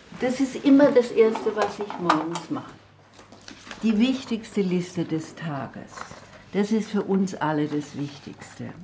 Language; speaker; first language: German; native; German